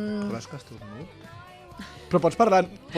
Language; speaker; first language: Catalan; native; Catalan